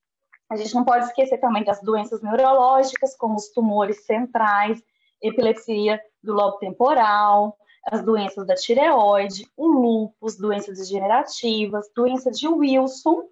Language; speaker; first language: Portuguese; native; Portuguese